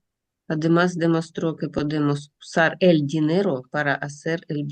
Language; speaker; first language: Spanish; non-native, learner; Russian